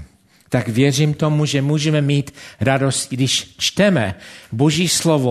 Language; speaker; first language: Czech; non-native, fluent; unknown